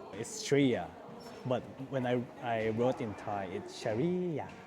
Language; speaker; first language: English; non-native, fluent; Thai